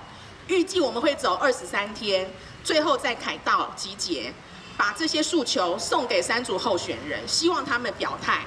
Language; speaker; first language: Chinese; native; Chinese